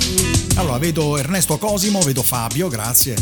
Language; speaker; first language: Italian; native; Italian